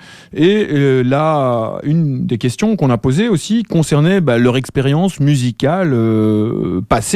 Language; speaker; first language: French; native; French